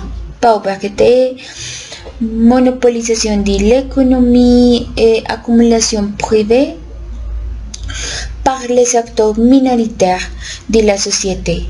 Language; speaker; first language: French; non-native, learner; Spanish